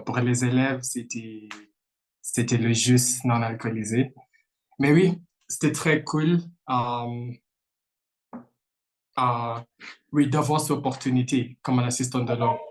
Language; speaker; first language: French; non-native, fluent; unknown